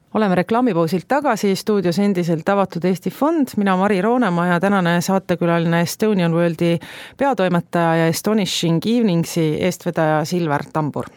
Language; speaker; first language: Estonian; native; Estonian